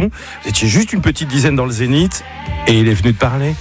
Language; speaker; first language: French; native; French